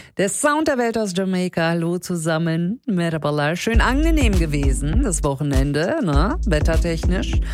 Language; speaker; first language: German; native; German